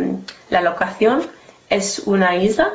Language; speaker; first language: Spanish; non-native, learner; English